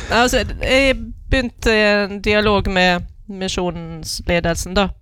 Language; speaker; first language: Norwegian; native; Norwegian